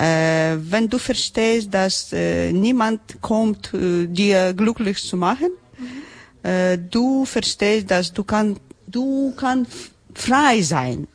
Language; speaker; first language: German; non-native, learner; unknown